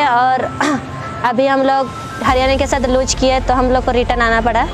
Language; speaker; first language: Hindi; non-native, local second language; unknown